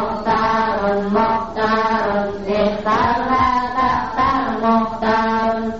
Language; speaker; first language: Arabic; non-native, learner; Indonesian